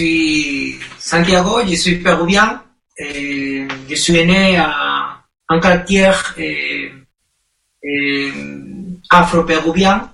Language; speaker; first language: French; non-native, learner; Spanish